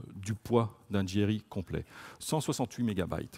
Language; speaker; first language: French; native; French